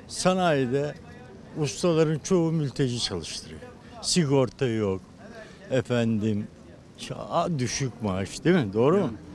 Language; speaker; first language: Turkish; native; Turkish